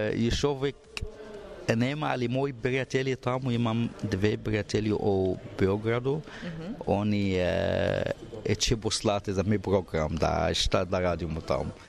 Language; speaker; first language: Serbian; non-native, learner; Arabic